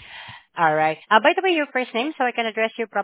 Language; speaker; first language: English; non-native, fluent; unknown